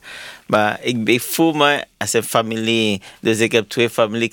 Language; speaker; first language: Dutch; non-native, fluent; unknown